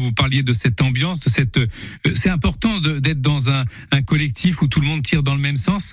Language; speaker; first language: French; native; French